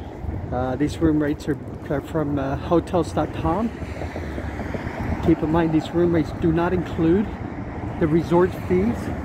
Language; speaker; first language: English; native; English